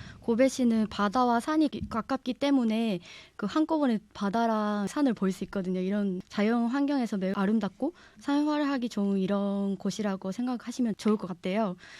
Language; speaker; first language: Korean; non-native, fluent; Japanese